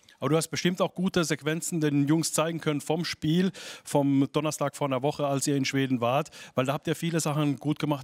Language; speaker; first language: German; native; German